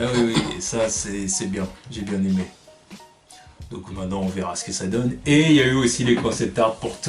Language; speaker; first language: French; native; French